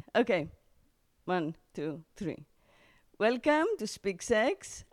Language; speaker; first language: English; non-native, fluent; Greek